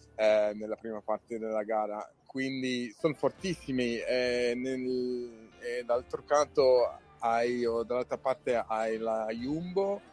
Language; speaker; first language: Italian; non-native, fluent; English